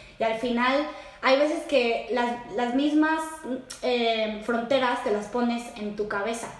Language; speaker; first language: Spanish; native; Spanish